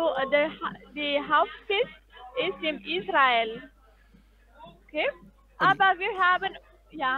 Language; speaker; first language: German; non-native, fluent; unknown